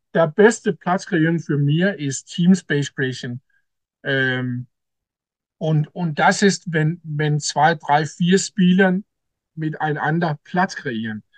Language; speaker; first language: German; non-native, learner; Danish